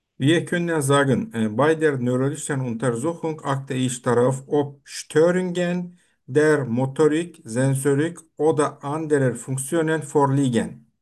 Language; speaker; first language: German; non-native, fluent; Turkish